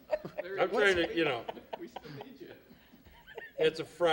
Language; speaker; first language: English; native; English